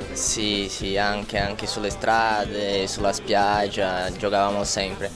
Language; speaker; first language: Italian; non-native, fluent; Portuguese